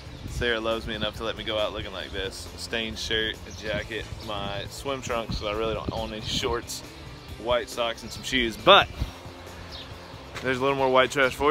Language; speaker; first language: English; native; English